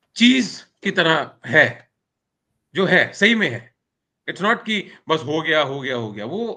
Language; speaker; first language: Hindi; native; Hindi